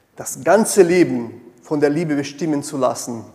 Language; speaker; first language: German; non-native, fluent; Portuguese